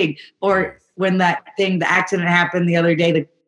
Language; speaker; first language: English; native; English